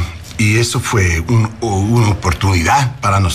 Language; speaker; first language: Spanish; non-native, learner; English